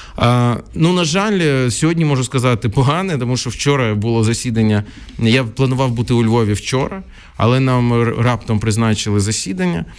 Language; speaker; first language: Ukrainian; non-native, local second language; Russian